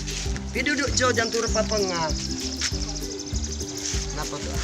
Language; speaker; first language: Indonesian; non-native, local second language; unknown